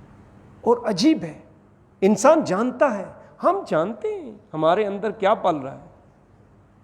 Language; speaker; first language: Urdu; native; Urdu